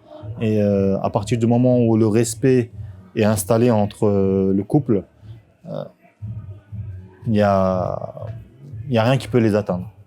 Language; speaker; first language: French; native; French